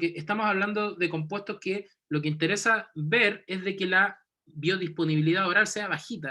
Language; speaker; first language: Spanish; native; Spanish